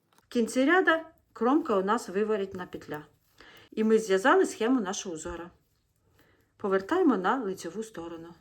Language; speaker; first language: Ukrainian; non-native, local second language; Russian